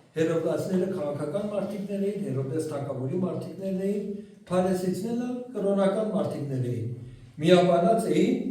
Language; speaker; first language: Armenian; early bilingual, heritage; Armenian